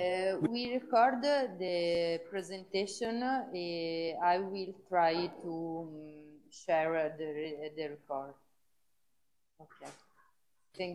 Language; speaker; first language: English; non-native, fluent; Italian